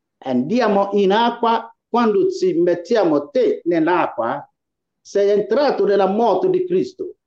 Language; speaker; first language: Italian; non-native, fluent; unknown